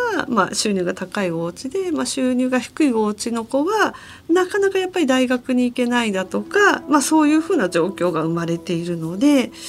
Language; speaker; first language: Japanese; native; Japanese